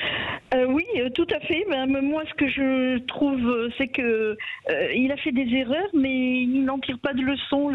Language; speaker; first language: French; native; French